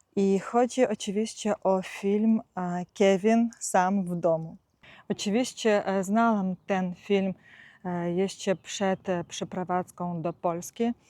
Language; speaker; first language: Polish; non-native, fluent; Ukrainian